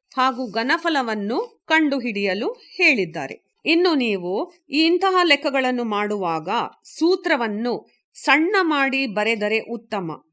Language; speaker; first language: Kannada; native; Kannada